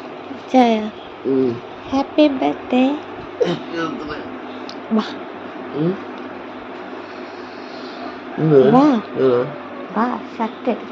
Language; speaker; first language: Malayalam; native; Malayalam